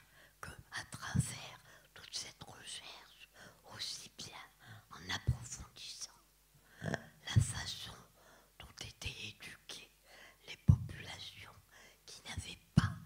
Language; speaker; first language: French; native; French